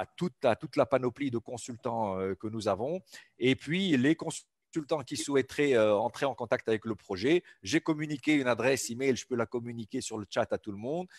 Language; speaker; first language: French; non-native, local second language; Arabic